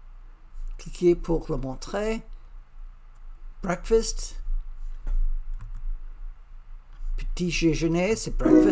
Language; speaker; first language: French; non-native, learner; English